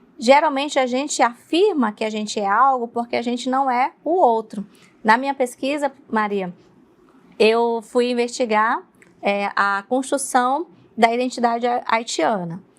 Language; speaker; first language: Portuguese; native; Portuguese